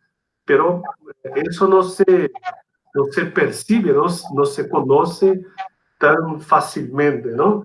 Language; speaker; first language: Spanish; non-native, fluent; Portuguese